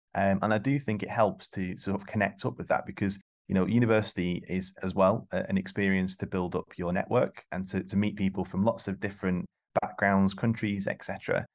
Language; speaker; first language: English; native; English